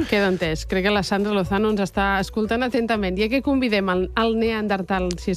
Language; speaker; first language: Catalan; native; Catalan